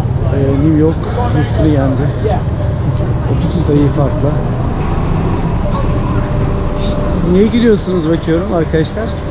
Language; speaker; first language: Turkish; native; Turkish